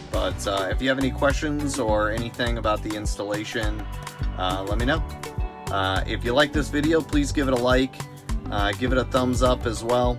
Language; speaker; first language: English; native; English